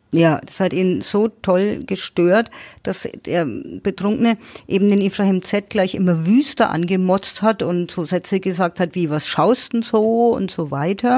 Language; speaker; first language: German; native; German